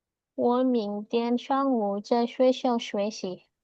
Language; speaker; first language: Chinese; non-native, learner; Indonesian